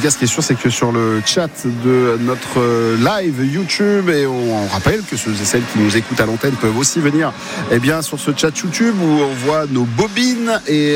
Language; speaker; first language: French; native; French